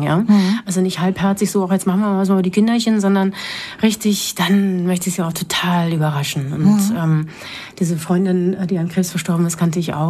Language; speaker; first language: German; native; German